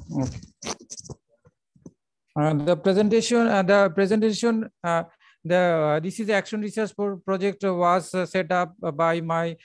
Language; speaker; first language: English; non-native, local second language; Bangla